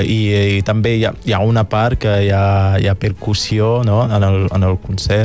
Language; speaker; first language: Catalan; non-native, fluent; Mandingo